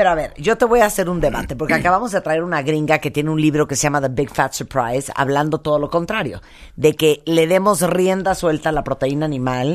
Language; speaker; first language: Spanish; native; Spanish